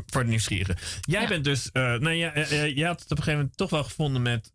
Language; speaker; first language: Dutch; native; Dutch